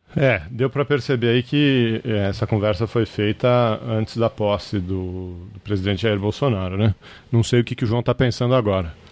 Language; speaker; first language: Portuguese; native; Portuguese